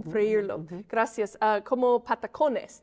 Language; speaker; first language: Spanish; non-native, fluent; English